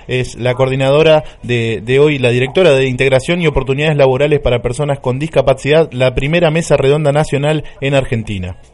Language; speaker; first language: Spanish; native; Spanish